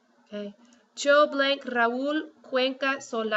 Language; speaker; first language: Spanish; non-native, fluent; English